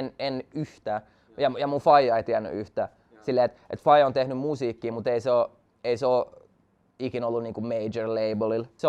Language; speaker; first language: Finnish; non-native, local second language; Swedish